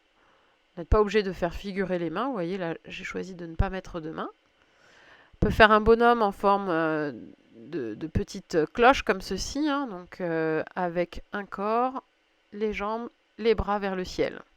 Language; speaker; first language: French; native; French